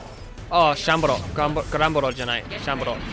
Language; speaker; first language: Japanese; non-native, learner; English